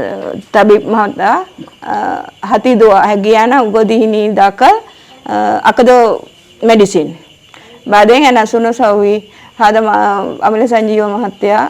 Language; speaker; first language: Arabic; non-native, learner; Sinhala